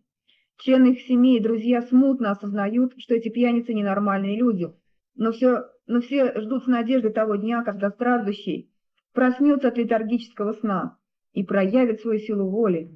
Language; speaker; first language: Russian; native; Russian